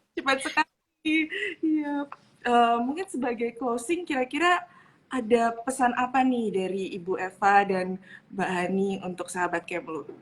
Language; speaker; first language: Indonesian; native; Indonesian